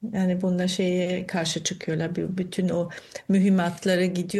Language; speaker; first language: Turkish; non-native, fluent; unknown